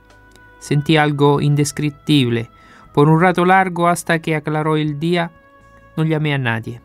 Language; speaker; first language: Spanish; non-native, fluent; Italian